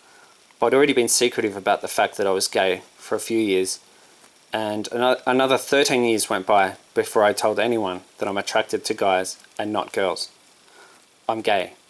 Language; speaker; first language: English; native; English